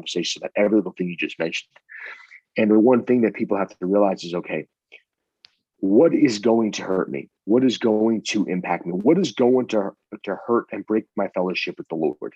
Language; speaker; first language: English; native; English